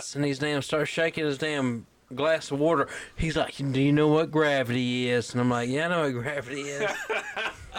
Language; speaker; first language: English; native; English